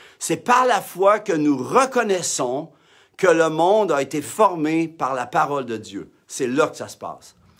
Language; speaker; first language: French; native; French